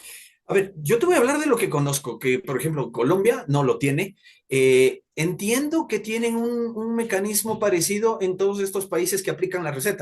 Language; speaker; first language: Spanish; native; Spanish